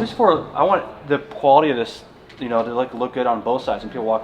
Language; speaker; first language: English; native; English